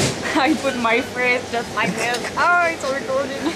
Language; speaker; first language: English; non-native, learner; French